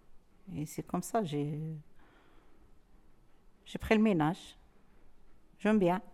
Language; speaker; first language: French; non-native, learner; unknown